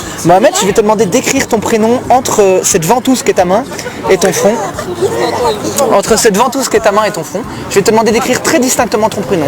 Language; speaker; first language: French; native; French